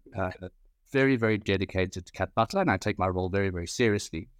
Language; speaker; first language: English; native; English